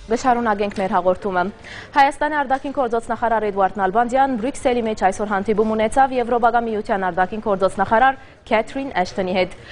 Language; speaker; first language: Armenian; native; Armenian